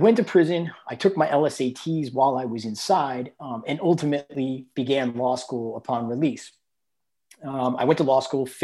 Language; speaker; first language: English; native; English